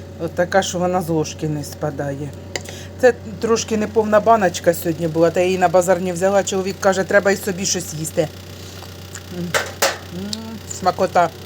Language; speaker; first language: Ukrainian; native; Ukrainian